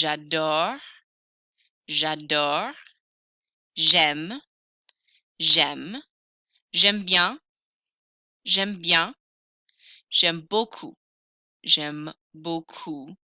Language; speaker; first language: French; non-native, fluent; English